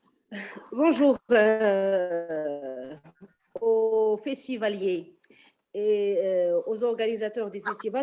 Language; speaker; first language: French; non-native, local second language; Arabic